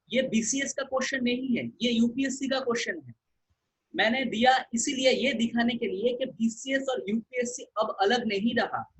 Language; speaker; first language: Hindi; non-native, local second language; Bangla